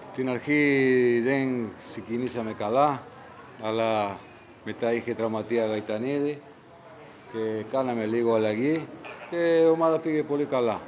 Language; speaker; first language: Greek; non-native, fluent; Spanish